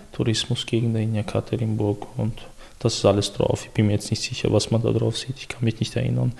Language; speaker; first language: German; early bilingual, other home language; Chechen